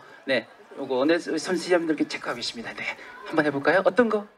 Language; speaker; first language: Korean; native; Korean